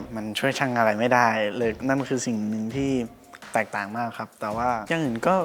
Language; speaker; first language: Thai; early bilingual, heritage; Spanish